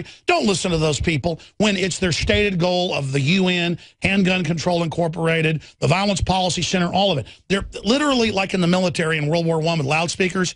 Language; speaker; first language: English; native; English